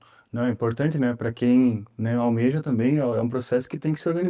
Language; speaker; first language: Portuguese; native; Portuguese